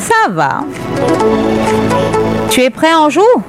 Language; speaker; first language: French; native; French